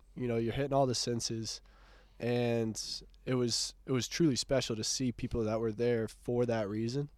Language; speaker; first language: English; native; English